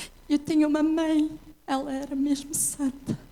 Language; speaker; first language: Portuguese; early bilingual, heritage; English